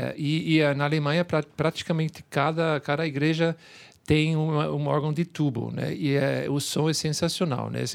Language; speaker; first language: Portuguese; non-native, fluent; German